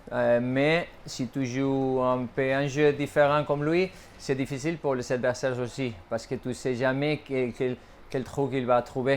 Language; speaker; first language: French; non-native, fluent; Spanish